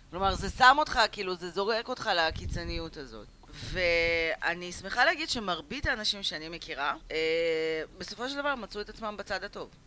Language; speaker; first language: Hebrew; early bilingual, other home language; Russian